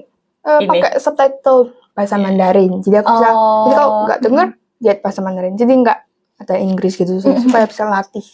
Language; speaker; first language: Indonesian; non-native, local second language; English